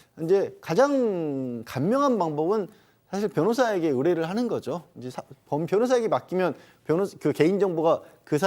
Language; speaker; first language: Korean; native; Korean